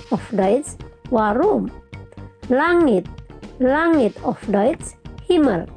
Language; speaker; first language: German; non-native, fluent; Indonesian